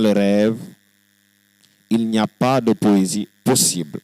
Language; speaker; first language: French; non-native, local second language; Wolof